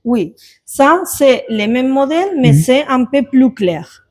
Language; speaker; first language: French; non-native, learner; Spanish